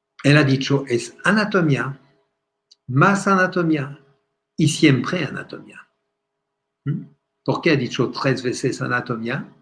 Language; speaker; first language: Spanish; non-native, fluent; French